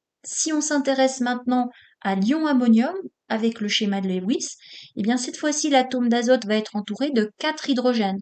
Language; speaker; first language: French; native; French